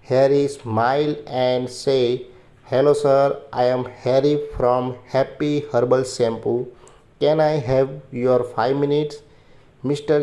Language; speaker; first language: English; non-native, local second language; Gujarati